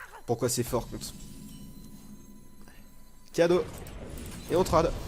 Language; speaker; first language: French; native; French